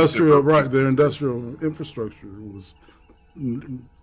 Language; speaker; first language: English; native; English